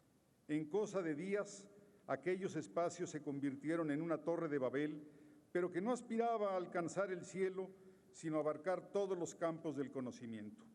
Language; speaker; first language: Spanish; native; Spanish